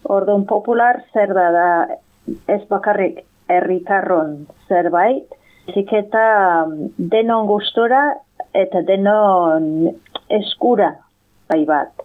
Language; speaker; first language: Basque; non-native, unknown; English